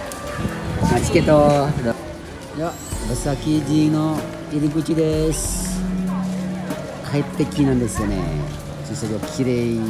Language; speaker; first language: Japanese; non-native, fluent; Indonesian